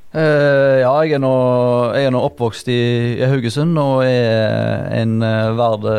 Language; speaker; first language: Norwegian; native; Norwegian